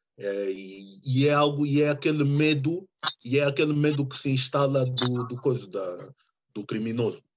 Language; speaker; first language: Portuguese; early bilingual, heritage; Portuguese